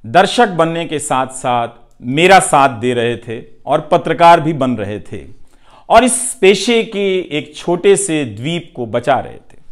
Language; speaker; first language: Hindi; non-native, local second language; Bhojpuri